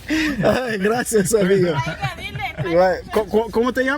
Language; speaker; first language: Spanish; non-native, learner; English